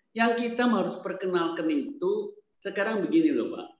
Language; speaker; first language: Indonesian; native; Indonesian